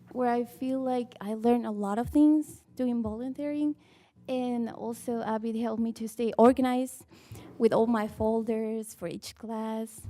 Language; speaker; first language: English; early bilingual, other home language; Spanish